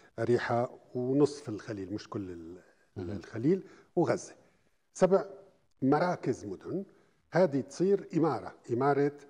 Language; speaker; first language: Arabic; native; Arabic